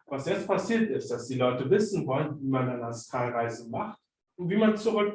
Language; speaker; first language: German; native; German